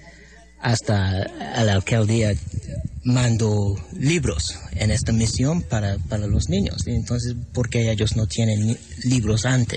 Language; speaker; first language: Spanish; non-native, fluent; English